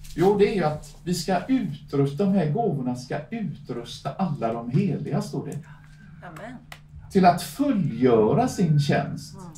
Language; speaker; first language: Swedish; native; Swedish